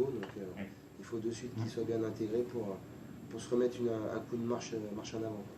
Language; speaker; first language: French; native; French